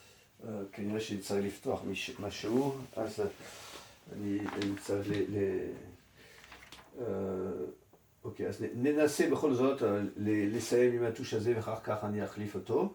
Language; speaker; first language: Hebrew; non-native, fluent; French